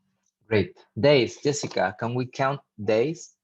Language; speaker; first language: English; non-native, fluent; Spanish